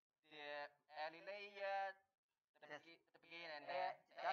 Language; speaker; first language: English; non-native, learner; Chinese